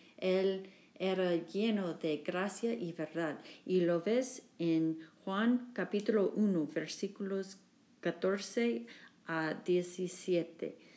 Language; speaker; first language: Spanish; non-native, learner; English